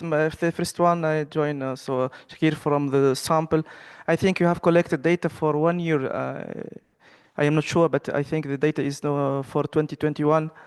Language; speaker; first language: English; non-native, fluent; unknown